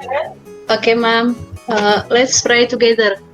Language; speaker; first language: English; non-native, learner; Indonesian